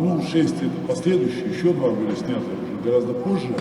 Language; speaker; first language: Russian; native; Russian